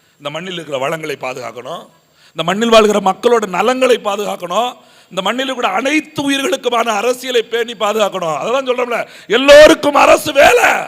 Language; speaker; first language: Tamil; native; Tamil